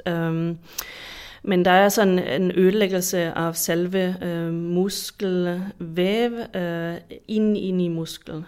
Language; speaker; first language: Danish; non-native, fluent; German